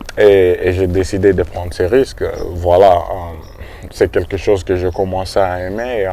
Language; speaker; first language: French; non-native, local second language; Swahili